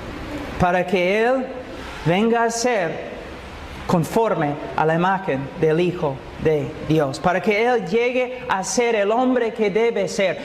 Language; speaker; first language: Spanish; non-native, fluent; English